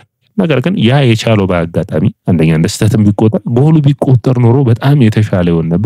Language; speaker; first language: Amharic; native; Amharic